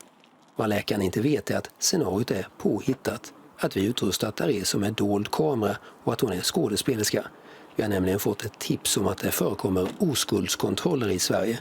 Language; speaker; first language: Swedish; native; Swedish